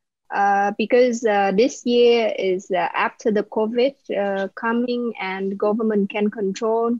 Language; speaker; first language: English; non-native, learner; Vietnamese